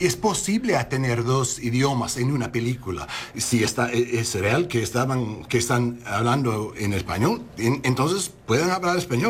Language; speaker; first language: Spanish; non-native, learner; English